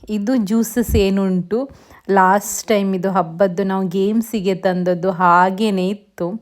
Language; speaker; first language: Kannada; non-native, local second language; Konkani